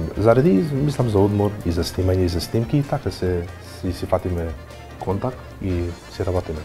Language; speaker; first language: Macedonian; early bilingual, heritage; Macedonian